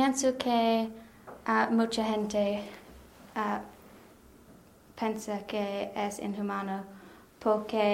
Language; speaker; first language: Spanish; non-native, learner; English